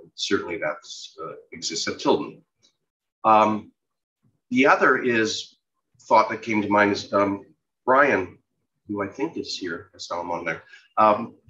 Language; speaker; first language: English; native; English